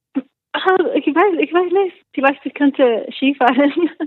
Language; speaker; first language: German; non-native, learner; English